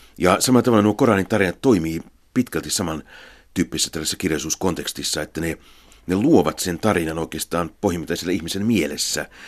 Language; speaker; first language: Finnish; native; Finnish